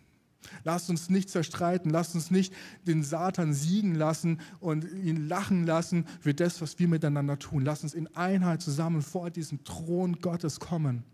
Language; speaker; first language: German; native; German